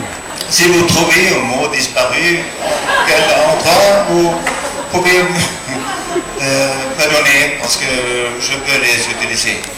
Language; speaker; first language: French; non-native, learner; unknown